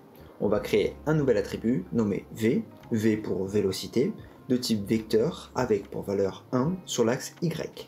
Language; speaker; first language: French; native; French